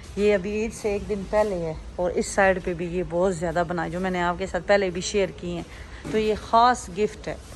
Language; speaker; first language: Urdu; native; Urdu